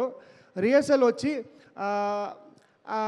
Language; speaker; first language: Telugu; non-native, local second language; Kannada